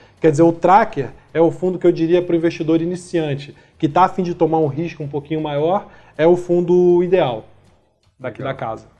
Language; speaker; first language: Portuguese; native; Portuguese